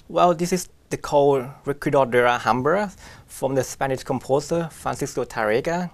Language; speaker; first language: English; non-native, fluent; Thai